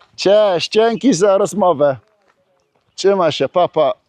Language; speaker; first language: Polish; early bilingual, heritage; Polish